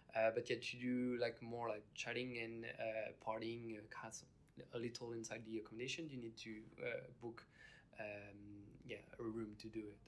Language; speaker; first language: English; non-native, fluent; French